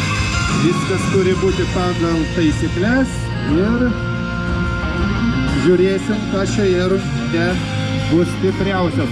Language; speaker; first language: Lithuanian; native; Lithuanian